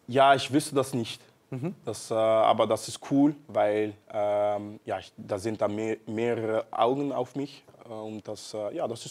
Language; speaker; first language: German; non-native, learner; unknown